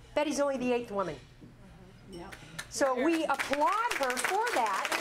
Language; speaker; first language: English; native; English